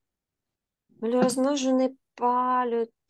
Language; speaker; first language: French; non-native, learner; Ukrainian